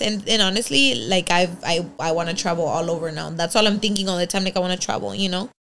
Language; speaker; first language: English; early bilingual, other home language; Spanish